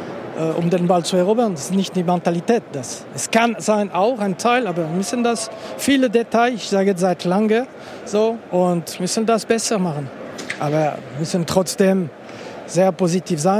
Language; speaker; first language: German; non-native, local second language; French